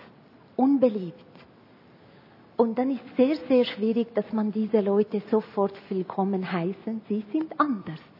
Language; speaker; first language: German; non-native, fluent; Arabic